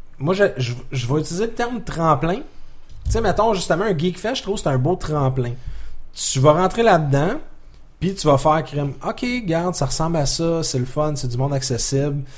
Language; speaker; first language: French; native; French